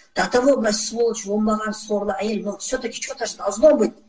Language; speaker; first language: Russian; non-native, local second language; Kazakh